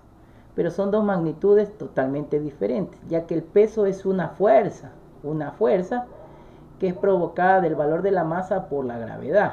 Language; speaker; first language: Spanish; native; Spanish